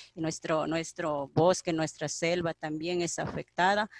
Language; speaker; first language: Spanish; non-native, local second language; Quechua